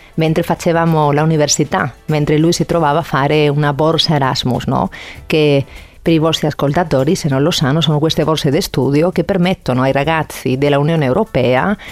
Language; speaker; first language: Italian; non-native, fluent; Spanish